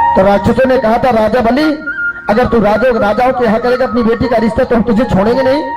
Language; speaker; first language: Hindi; native; Hindi